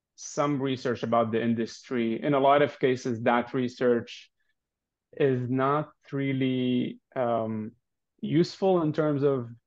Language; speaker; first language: English; non-native, fluent; Arabic